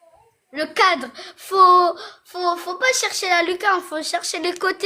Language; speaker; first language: French; early bilingual, other home language; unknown